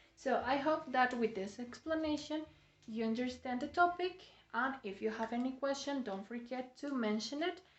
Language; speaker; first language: English; non-native, fluent; Spanish